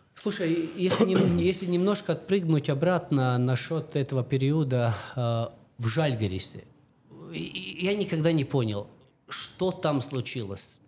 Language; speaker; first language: Russian; non-native, local second language; Latvian